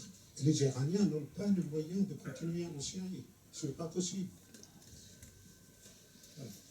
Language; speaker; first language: French; non-native, fluent; Arabic